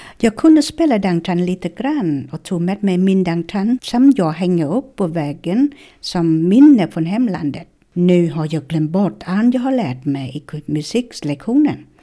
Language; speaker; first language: Swedish; non-native, fluent; Vietnamese